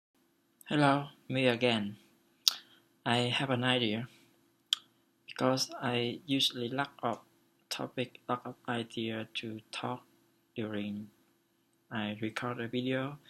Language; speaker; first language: English; non-native, learner; Vietnamese